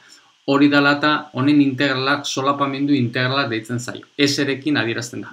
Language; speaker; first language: Basque; non-native, local second language; Spanish